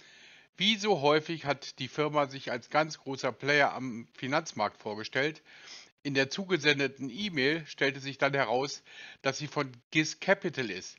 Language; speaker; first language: German; native; German